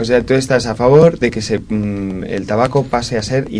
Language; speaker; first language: Spanish; native; Spanish